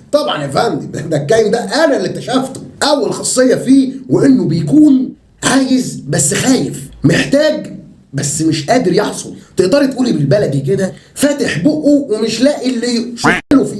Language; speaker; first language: Arabic; native; Arabic